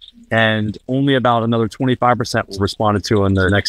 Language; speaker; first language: English; native; English